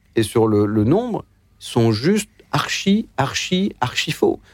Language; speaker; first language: French; native; French